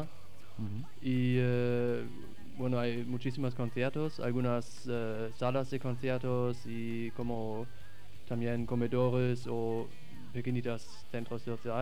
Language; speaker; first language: Spanish; non-native, fluent; German